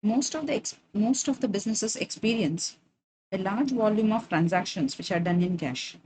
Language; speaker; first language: English; non-native, local second language; Kannada